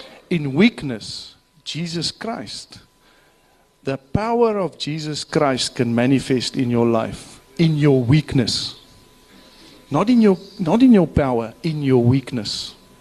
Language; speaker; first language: English; non-native, local second language; Afrikaans